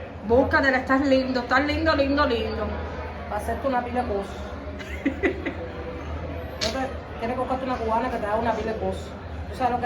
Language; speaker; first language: Spanish; native; Spanish